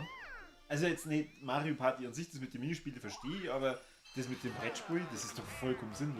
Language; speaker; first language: German; native; German